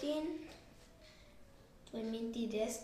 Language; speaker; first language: Welsh; non-native, learner; Spanish